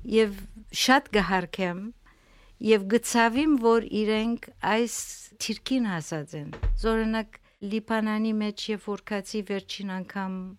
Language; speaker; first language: Armenian; early bilingual, heritage; Armenian